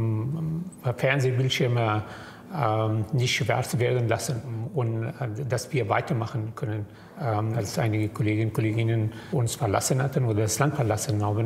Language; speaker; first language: German; non-native, fluent; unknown